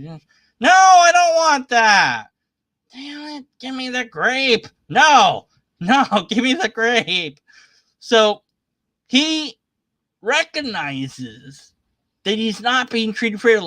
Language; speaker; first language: English; native; English